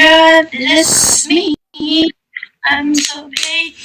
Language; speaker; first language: English; non-native, learner; Indonesian